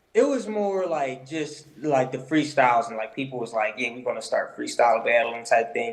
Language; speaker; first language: English; native; English